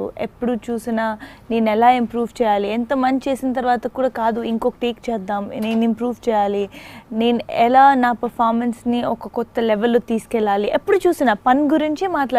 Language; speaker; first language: Telugu; non-native, fluent; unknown